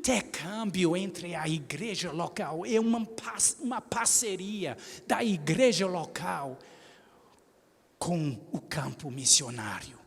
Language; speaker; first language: Portuguese; non-native, fluent; English